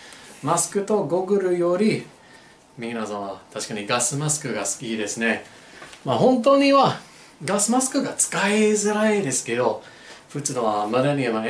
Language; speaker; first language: Japanese; non-native, learner; English